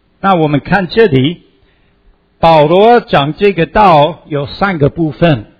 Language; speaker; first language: Chinese; early bilingual, heritage; Chinese